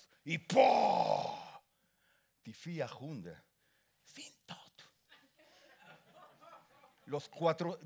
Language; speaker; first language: German; non-native, learner; Spanish